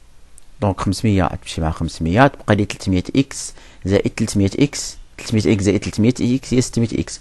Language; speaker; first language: Arabic; native; Arabic